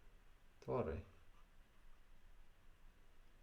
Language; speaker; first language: Spanish; non-native, learner; English